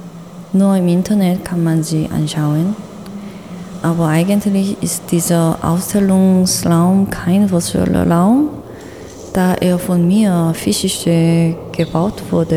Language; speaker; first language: German; non-native, fluent; Korean